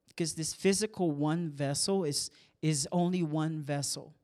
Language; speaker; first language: English; non-native, local second language; Filipino